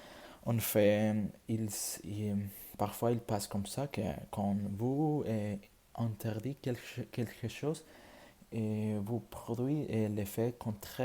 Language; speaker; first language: French; non-native, learner; Spanish